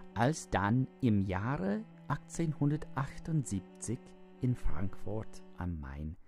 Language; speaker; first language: German; non-native, fluent; English